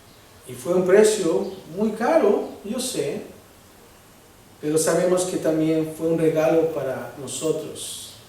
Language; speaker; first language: Spanish; early bilingual, heritage; Spanish